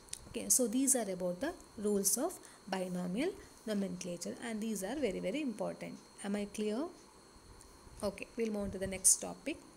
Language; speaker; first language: English; non-native, local second language; Kannada